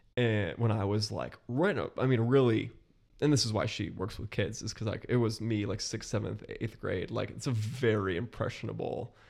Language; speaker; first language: English; native; English